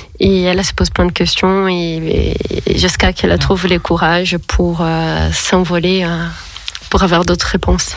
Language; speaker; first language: French; non-native, fluent; Portuguese